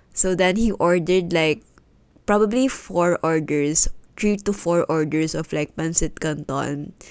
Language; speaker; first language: English; non-native, local second language; Filipino